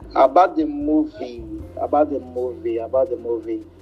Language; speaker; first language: English; non-native, local second language; Igbo